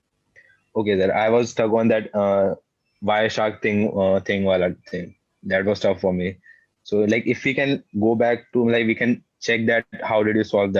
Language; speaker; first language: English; non-native, local second language; Hindi